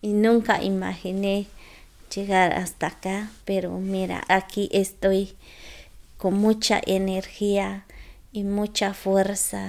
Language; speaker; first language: Spanish; non-native, local second language; Zapotec